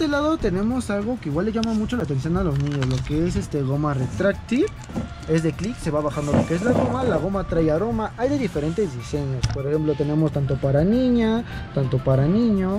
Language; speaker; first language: Spanish; native; Spanish